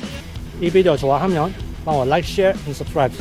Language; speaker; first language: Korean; non-native, learner; Cantonese